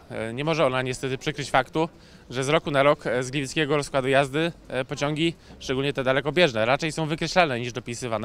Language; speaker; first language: Polish; native; Polish